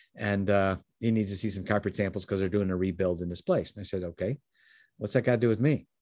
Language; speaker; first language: English; native; English